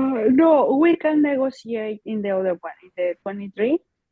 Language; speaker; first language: English; non-native, learner; Spanish